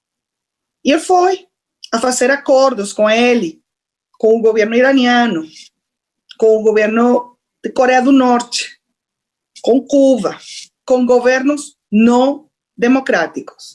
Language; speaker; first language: Portuguese; non-native, fluent; Spanish